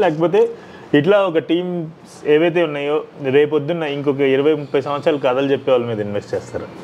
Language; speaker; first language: Telugu; native; Telugu